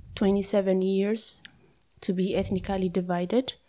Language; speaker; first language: English; non-native, fluent; Amharic